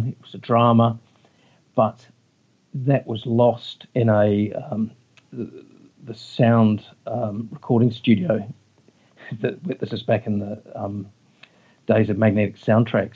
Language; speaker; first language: English; native; English